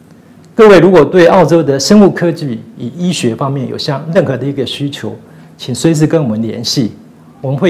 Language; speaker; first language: Chinese; native; Chinese